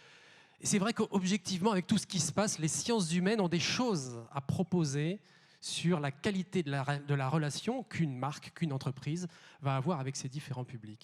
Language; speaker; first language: French; native; French